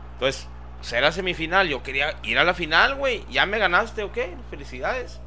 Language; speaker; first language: Spanish; native; Spanish